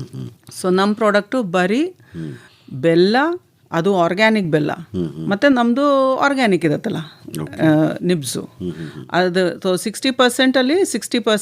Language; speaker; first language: Kannada; non-native, local second language; Malayalam